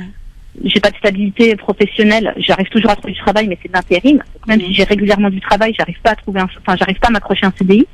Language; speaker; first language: French; native; French